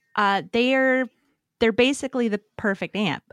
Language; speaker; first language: English; native; English